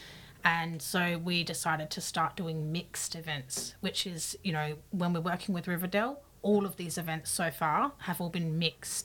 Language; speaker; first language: English; native; English